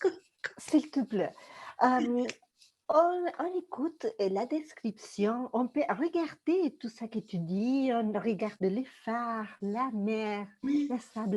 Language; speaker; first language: French; non-native, fluent; Spanish